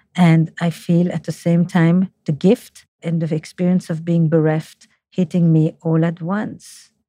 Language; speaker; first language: English; non-native, fluent; French